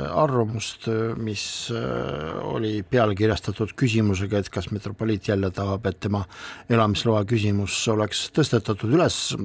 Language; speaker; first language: Estonian; non-native, local second language; Russian